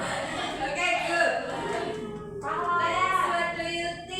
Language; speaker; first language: English; non-native, learner; Indonesian